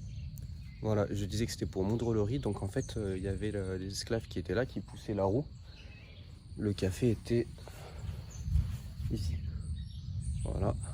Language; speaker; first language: French; native; French